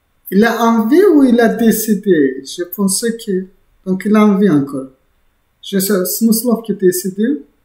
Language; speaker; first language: French; non-native, fluent; Azerbaijani